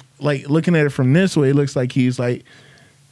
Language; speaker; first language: English; native; English